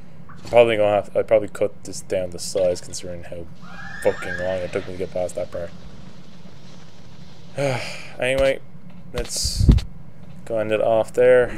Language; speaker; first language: English; native; English